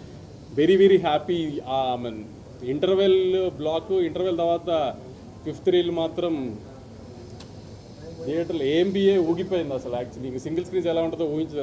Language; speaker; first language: Telugu; native; Telugu